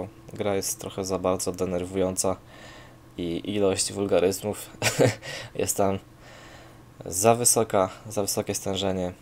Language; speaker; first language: Polish; native; Polish